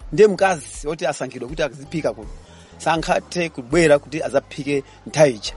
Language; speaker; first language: Nyanja; non-native, local second language; Tumbuka